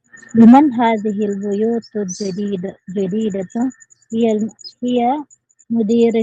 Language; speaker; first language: Arabic; non-native, learner; Filipino